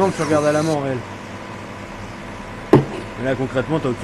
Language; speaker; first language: French; native; French